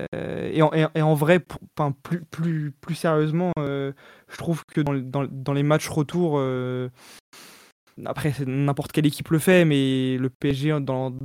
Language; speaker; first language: French; native; French